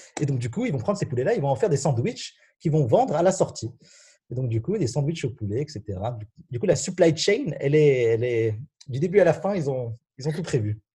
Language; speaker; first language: French; non-native, local second language; Arabic